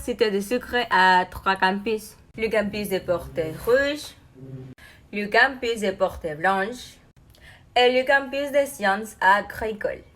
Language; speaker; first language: French; non-native, learner; Spanish